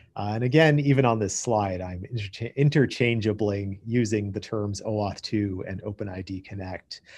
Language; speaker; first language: English; native; English